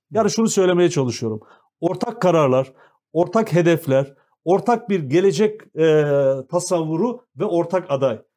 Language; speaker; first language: Turkish; native; Turkish